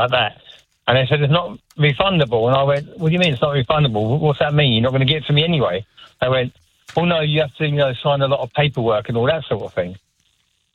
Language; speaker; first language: English; native; English